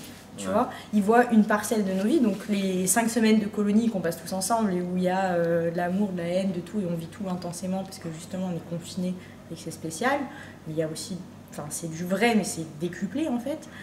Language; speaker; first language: French; native; French